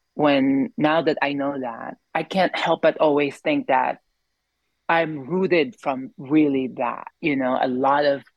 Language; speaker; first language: English; non-native, local second language; Filipino